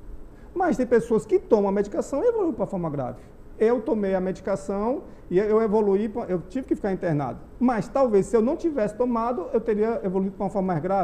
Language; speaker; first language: Portuguese; native; Portuguese